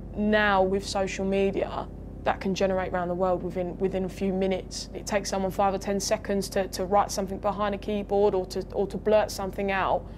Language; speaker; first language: English; native; English